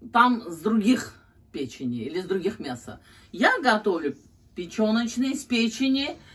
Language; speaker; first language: Russian; non-native, local second language; Azerbaijani